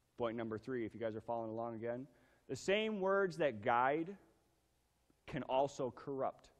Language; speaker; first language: English; native; English